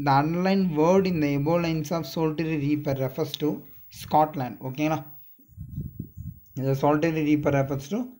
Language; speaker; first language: English; non-native, local second language; Tamil